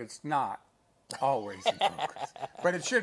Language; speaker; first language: English; native; English